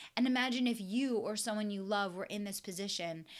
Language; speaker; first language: English; native; English